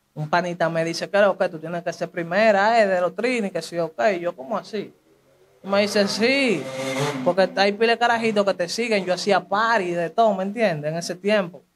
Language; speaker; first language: Spanish; native; Spanish